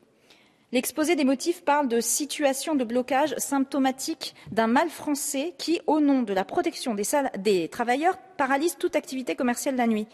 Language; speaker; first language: French; native; French